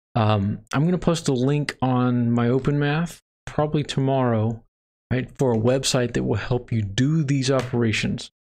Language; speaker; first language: English; native; English